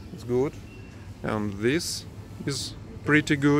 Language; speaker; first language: English; non-native, learner; Russian